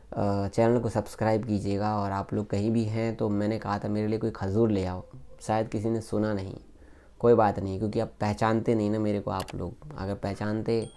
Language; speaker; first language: Hindi; native; Hindi